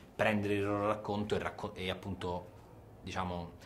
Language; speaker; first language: Italian; native; Italian